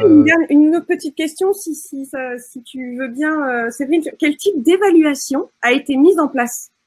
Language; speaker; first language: French; native; French